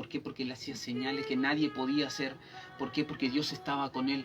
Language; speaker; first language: Spanish; native; Spanish